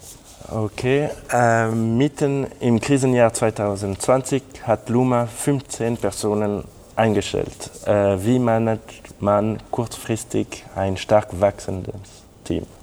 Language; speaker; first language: German; non-native, local second language; French